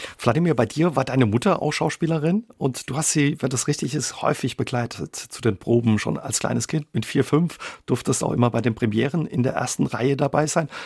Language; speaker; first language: German; native; German